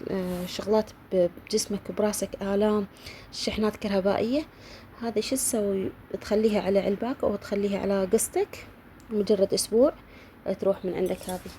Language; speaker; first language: Arabic; native; Arabic